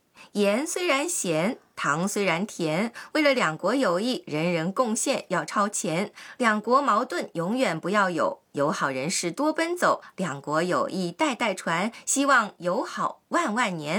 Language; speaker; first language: Chinese; native; Chinese